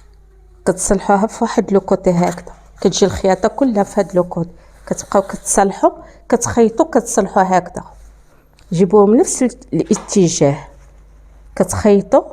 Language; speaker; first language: Arabic; native; Arabic